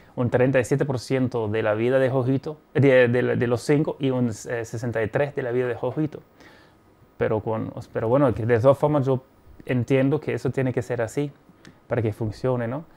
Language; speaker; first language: Spanish; non-native, fluent; German